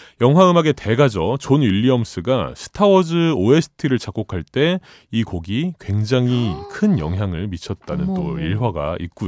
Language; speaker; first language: Korean; native; Korean